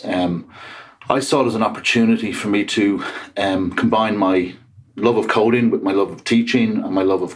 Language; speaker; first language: English; native; English